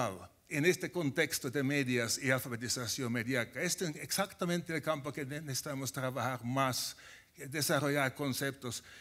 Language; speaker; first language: Spanish; non-native, fluent; Finnish